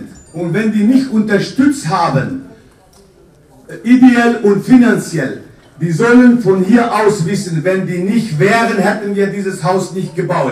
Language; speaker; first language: German; non-native, fluent; Kurdish